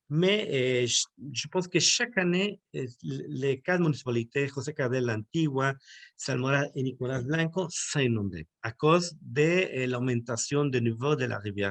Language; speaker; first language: French; non-native, learner; Spanish